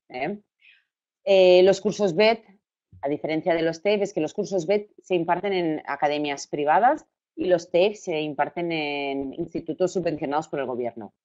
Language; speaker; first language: Spanish; native; Spanish